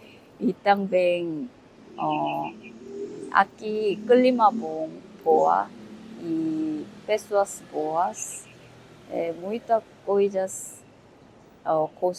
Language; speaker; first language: Portuguese; non-native, learner; Korean